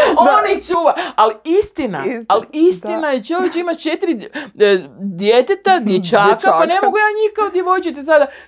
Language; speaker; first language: Croatian; native; Croatian